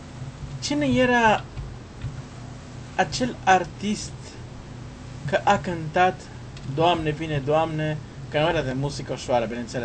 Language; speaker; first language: Romanian; non-native, learner; Portuguese